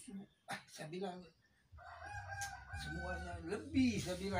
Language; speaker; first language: Indonesian; non-native, local second language; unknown